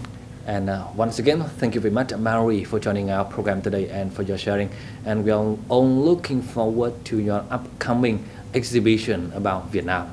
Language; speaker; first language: English; non-native, fluent; Vietnamese